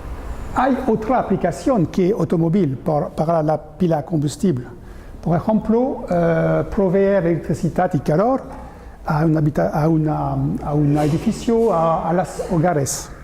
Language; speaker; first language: Spanish; non-native, learner; French